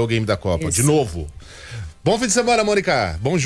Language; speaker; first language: Portuguese; native; Portuguese